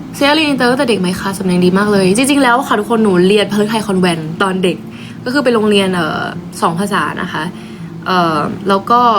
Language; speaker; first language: Thai; early bilingual, heritage; Thai